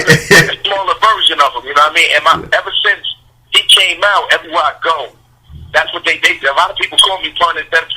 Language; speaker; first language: English; native; English